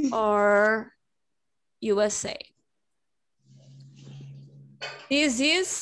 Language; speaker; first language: English; non-native, fluent; Portuguese